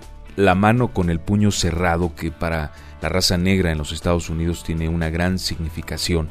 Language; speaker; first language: Spanish; native; Spanish